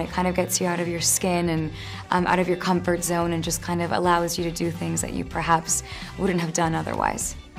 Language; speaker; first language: English; early bilingual, other home language; Spanish